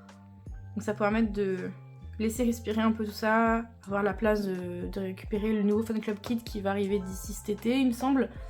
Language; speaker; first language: French; native; French